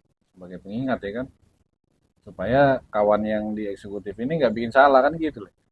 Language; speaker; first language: Indonesian; native; Indonesian